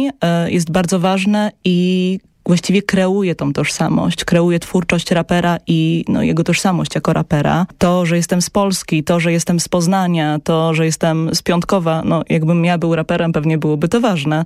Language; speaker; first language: Polish; native; Polish